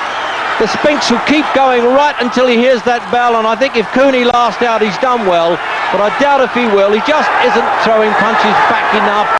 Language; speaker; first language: English; native; English